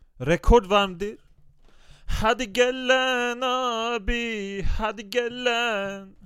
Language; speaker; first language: Turkish; early bilingual, heritage; Turkish